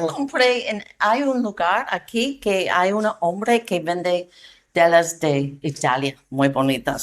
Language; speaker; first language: Spanish; non-native, learner; English